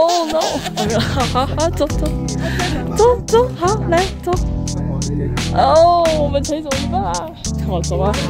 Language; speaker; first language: Chinese; native; Chinese